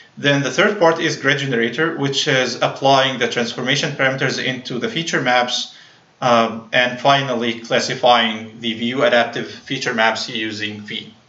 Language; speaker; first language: English; non-native, fluent; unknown